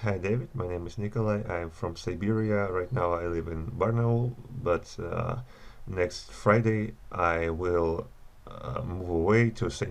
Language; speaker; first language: English; non-native, learner; Russian